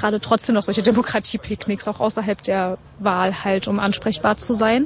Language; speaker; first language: German; native; German